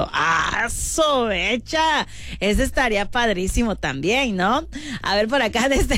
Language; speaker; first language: Spanish; native; Spanish